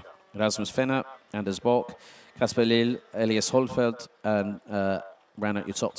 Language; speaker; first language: English; non-native, fluent; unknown